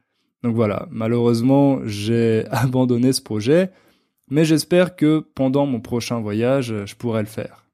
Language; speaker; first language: French; native; French